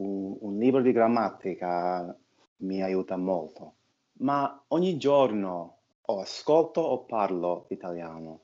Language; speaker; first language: Italian; non-native, fluent; English